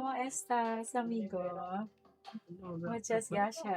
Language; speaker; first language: Spanish; non-native, learner; Filipino